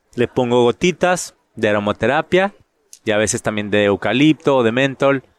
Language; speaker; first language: Spanish; native; Spanish